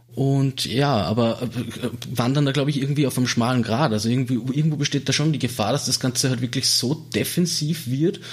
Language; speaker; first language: German; native; German